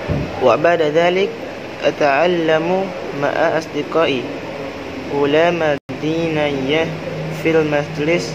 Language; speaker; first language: Arabic; non-native, learner; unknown